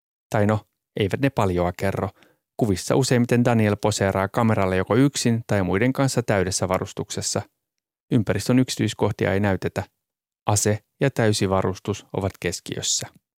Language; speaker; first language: Finnish; native; Finnish